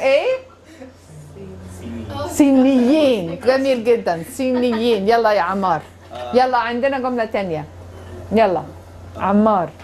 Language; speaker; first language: Arabic; non-native, fluent; English